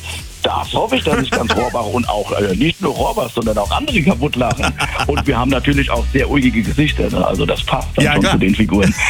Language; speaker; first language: German; native; German